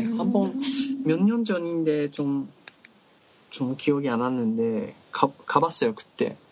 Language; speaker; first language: Korean; non-native, learner; Japanese